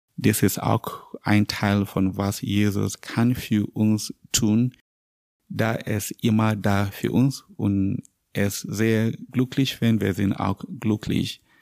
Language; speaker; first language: German; non-native, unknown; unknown